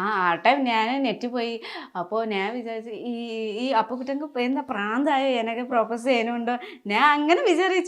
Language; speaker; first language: Malayalam; non-native, learner; Nepali